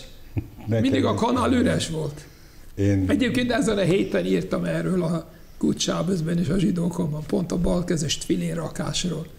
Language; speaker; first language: Hungarian; non-native, fluent; English